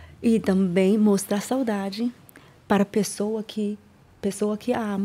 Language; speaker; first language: Portuguese; non-native, learner; Chinese